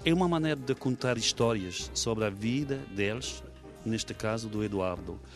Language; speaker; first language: Portuguese; non-native, fluent; French